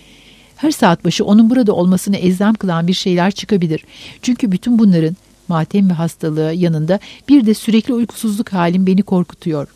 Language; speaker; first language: Turkish; native; Turkish